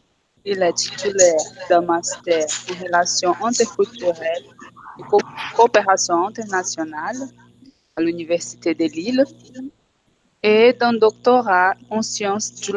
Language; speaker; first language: French; non-native, fluent; Portuguese